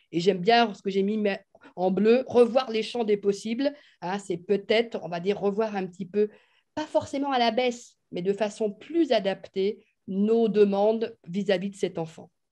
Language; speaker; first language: French; native; French